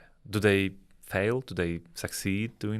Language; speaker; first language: English; non-native, fluent; Polish